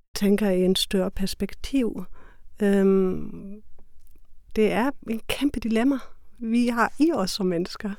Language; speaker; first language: Danish; non-native, fluent; German